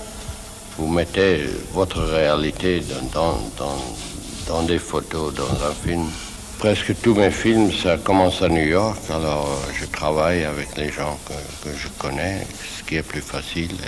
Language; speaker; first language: French; non-native, fluent; Swiss German